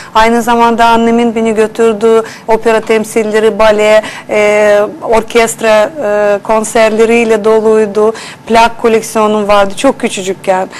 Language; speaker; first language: Turkish; non-native, fluent; Russian